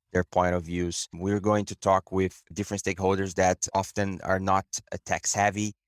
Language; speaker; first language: English; non-native, fluent; Portuguese